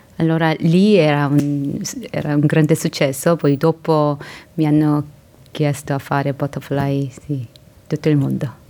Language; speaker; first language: Italian; non-native, learner; Korean